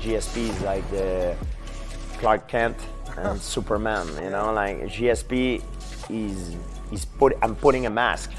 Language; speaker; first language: English; non-native, local second language; French